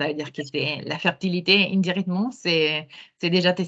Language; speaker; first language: French; non-native, fluent; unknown